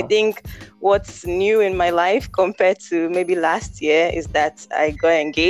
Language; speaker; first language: English; non-native, local second language; Igbo